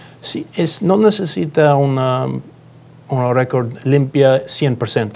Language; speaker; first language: Spanish; non-native, learner; English